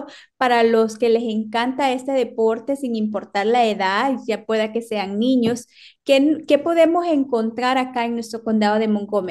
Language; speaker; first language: Spanish; native; Spanish